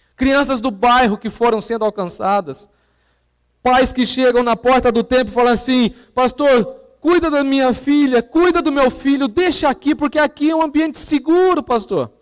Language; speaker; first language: Portuguese; native; Portuguese